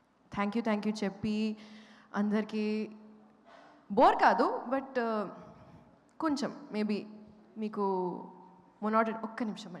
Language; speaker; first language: Telugu; non-native, fluent; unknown